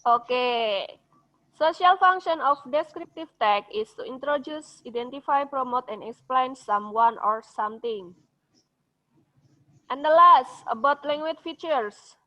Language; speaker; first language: English; non-native, fluent; Indonesian